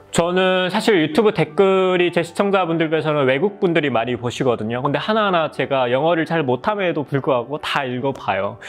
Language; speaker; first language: Korean; native; Korean